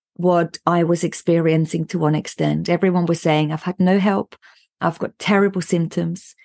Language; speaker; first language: English; non-native, fluent; German